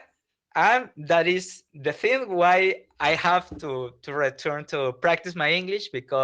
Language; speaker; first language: English; non-native, learner; Spanish